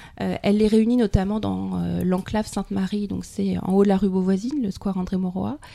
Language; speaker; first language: French; native; French